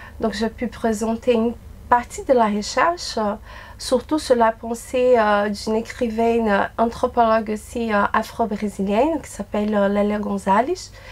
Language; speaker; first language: French; non-native, fluent; Portuguese